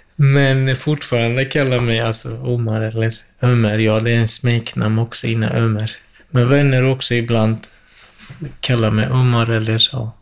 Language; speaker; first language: Swedish; non-native, fluent; Kurdish